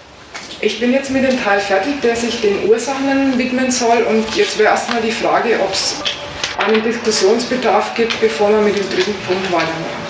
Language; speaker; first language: German; native; German